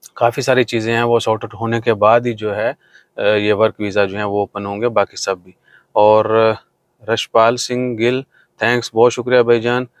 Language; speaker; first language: Urdu; non-native, local second language; Punjabi